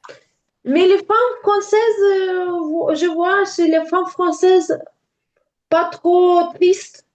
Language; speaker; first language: French; non-native, learner; Ukrainian